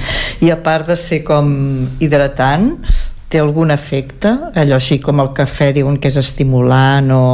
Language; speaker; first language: Catalan; native; Catalan